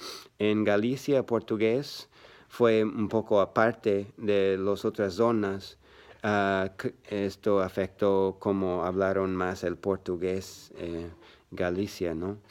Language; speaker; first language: Spanish; non-native, learner; English